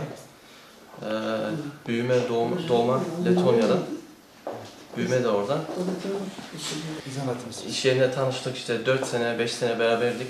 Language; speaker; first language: Turkish; early bilingual, heritage; Turkish